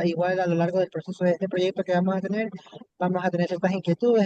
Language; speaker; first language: Spanish; native; Spanish